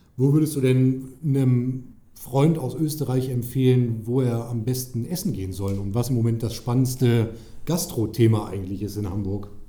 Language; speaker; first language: German; native; German